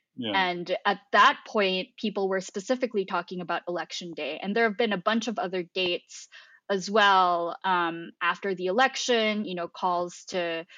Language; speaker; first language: English; non-native, local second language; Filipino